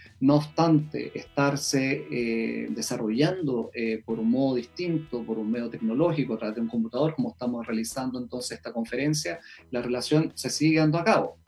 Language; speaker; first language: Spanish; native; Spanish